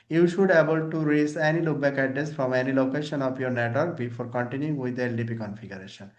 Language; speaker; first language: English; non-native, local second language; Bangla